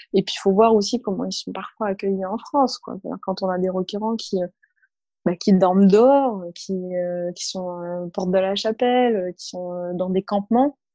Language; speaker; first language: French; early bilingual, other home language; Arabic